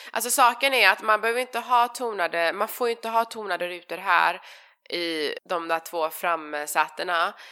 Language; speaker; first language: Swedish; early bilingual, other home language; Persian